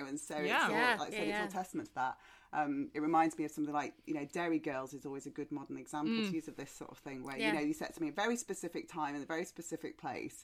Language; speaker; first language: English; native; English